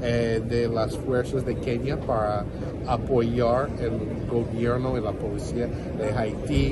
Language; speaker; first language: Spanish; non-native, fluent; English